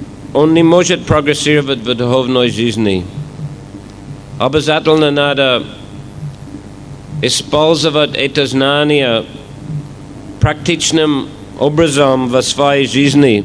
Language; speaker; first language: Russian; non-native, fluent; English